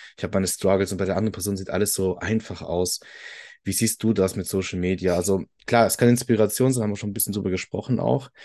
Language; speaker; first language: German; early bilingual, other home language; Italian